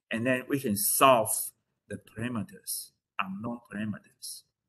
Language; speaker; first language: English; non-native, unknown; Chinese